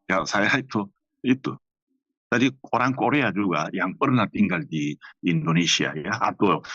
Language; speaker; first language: Indonesian; non-native, fluent; Korean